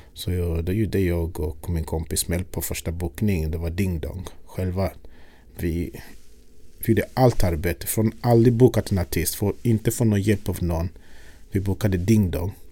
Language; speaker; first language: Swedish; non-native, fluent; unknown